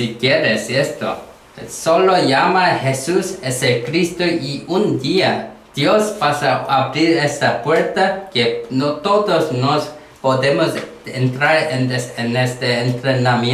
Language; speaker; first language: Spanish; non-native, learner; Korean